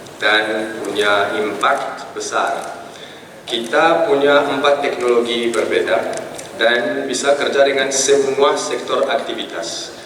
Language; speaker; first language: Indonesian; non-native, fluent; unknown